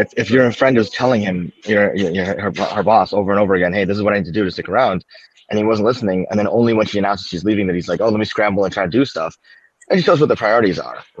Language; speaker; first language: English; native; English